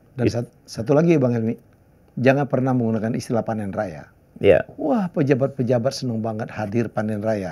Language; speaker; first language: Indonesian; native; Indonesian